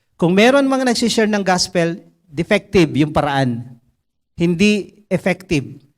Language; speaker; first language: Filipino; native; Filipino